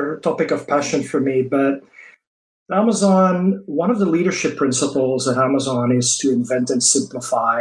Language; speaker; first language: English; non-native, fluent; Dutch